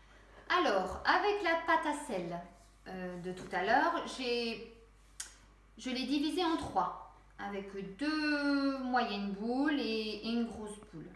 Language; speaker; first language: French; native; French